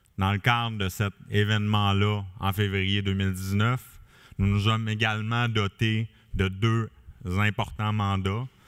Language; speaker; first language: French; native; French